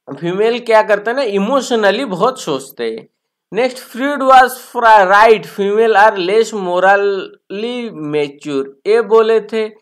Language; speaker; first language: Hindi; non-native, local second language; Bangla